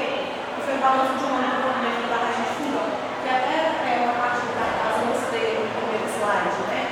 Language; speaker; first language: Portuguese; native; Portuguese